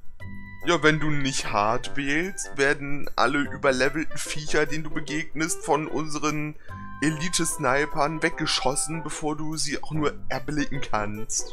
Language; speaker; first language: German; native; German